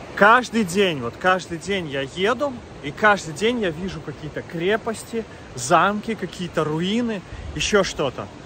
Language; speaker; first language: Russian; native; Russian